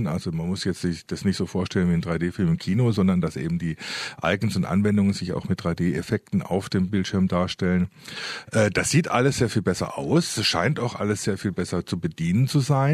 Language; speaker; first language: German; native; German